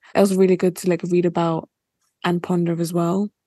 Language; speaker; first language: English; native; English